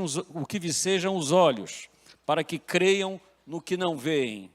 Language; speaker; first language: Portuguese; native; Portuguese